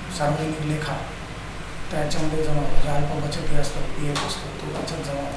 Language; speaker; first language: Marathi; native; Marathi